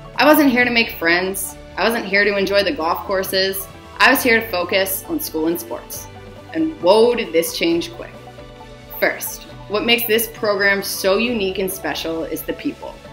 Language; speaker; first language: English; native; English